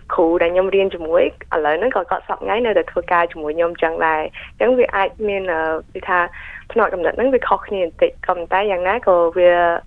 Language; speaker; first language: Khmer; early bilingual, heritage; Khmer